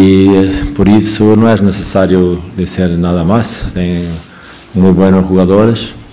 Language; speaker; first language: Spanish; non-native, fluent; Portuguese